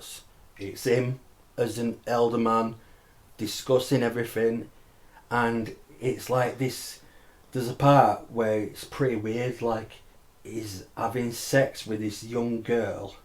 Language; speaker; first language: English; native; English